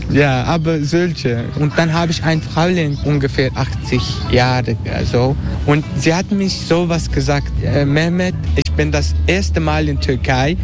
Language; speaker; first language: German; non-native, learner; Turkish